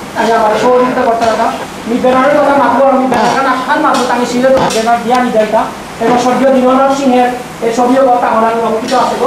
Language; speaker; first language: Bangla; non-native, local second language; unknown